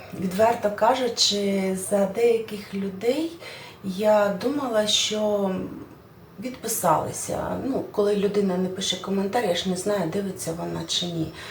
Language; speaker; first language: Ukrainian; non-native, local second language; Russian